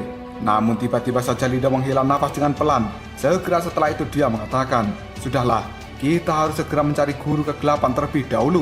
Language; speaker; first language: Indonesian; native; Indonesian